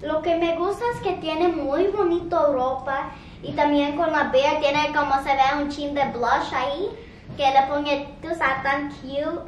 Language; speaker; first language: Spanish; early bilingual, heritage; Spanish